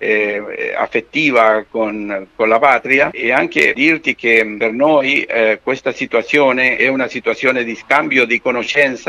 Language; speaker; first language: Italian; non-native, fluent; Spanish